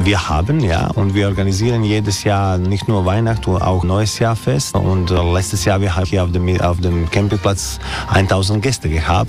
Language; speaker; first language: German; non-native, learner; Croatian